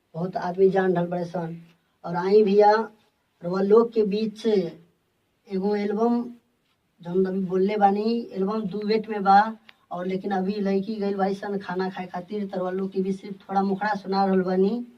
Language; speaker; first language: Bhojpuri; non-native, local second language; Maithili